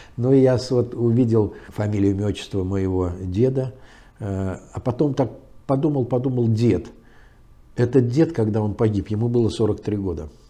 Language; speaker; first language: Russian; native; Russian